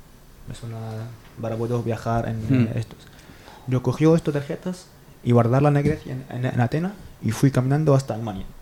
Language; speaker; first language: Spanish; non-native, learner; Arabic